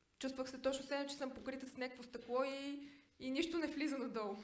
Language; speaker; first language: Bulgarian; native; Bulgarian